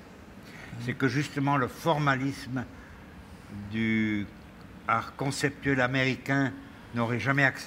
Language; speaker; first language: French; non-native, fluent; German